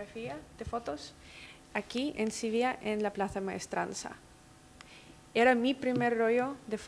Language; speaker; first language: Spanish; non-native, fluent; Russian